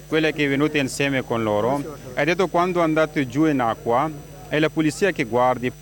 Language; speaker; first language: Italian; non-native, learner; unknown